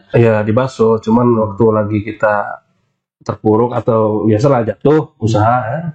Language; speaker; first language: Indonesian; non-native, local second language; Sundanese